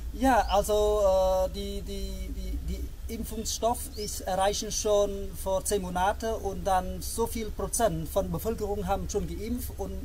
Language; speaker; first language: German; non-native, learner; Khmer